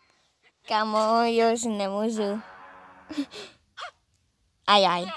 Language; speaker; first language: Czech; non-native, learner; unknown